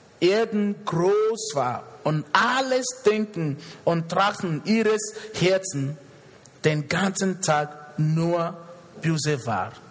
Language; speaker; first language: German; non-native, fluent; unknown